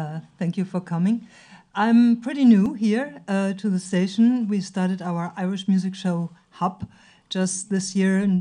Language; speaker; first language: English; non-native, fluent; German